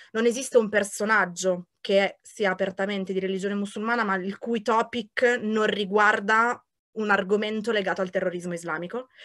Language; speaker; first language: Italian; native; Italian